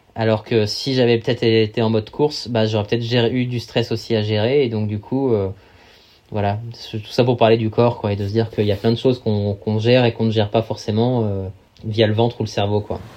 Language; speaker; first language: French; native; French